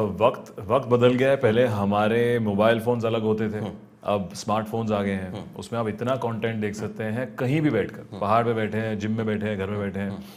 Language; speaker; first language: Hindi; native; Hindi